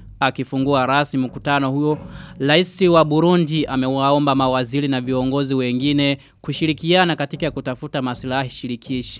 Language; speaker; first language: Swahili; non-native, local second language; Rundi